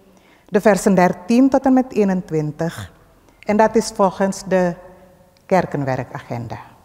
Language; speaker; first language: Dutch; early bilingual, other home language; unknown